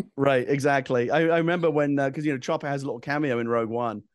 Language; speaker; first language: English; native; English